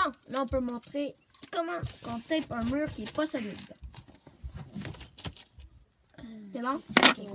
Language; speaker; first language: French; native; French